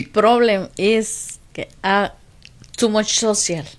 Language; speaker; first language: English; non-native, learner; Spanish